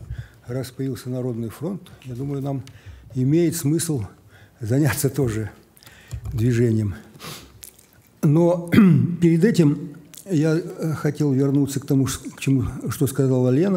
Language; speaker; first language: Russian; native; Russian